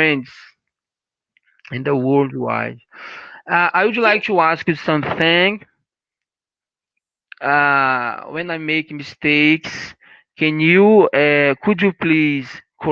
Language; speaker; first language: English; non-native, learner; Portuguese